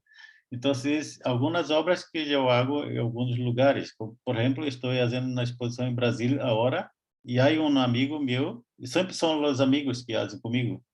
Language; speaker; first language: Spanish; non-native, fluent; Portuguese